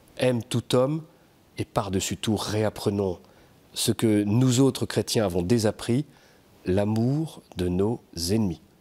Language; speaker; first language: French; native; French